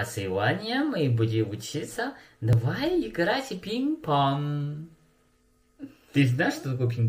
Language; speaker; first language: Russian; non-native, learner; Chinese